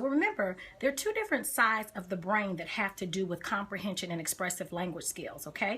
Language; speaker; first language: English; native; English